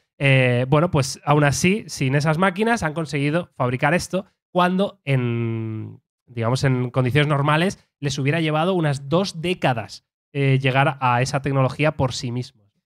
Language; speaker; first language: Spanish; native; Spanish